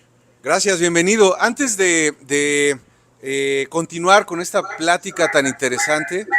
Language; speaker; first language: Spanish; native; Spanish